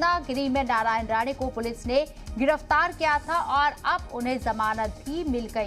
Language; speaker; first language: Hindi; native; Hindi